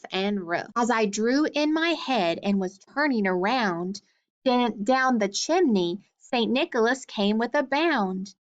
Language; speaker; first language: English; native; English